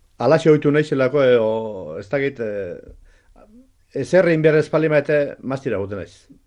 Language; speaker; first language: Basque; native; Basque